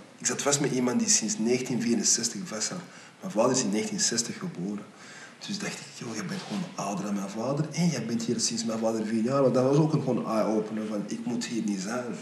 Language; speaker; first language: Dutch; early bilingual, other home language; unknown